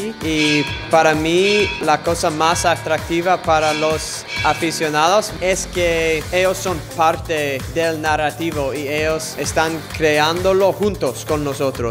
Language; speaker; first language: Spanish; non-native, fluent; English